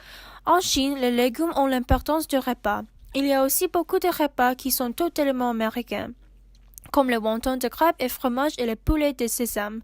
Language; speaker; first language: French; non-native, learner; English